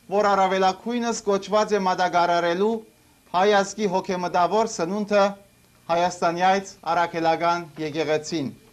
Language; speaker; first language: Armenian; early bilingual, heritage; Armenian